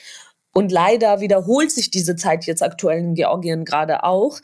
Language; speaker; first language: German; non-native, fluent; Georgian